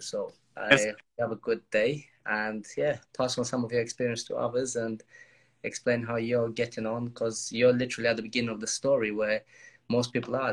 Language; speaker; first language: English; non-native, fluent; Romanian